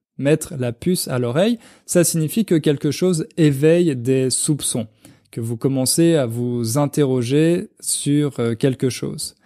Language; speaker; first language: French; native; French